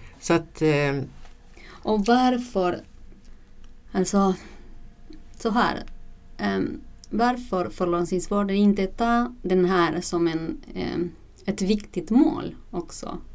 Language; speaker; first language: Swedish; native; Swedish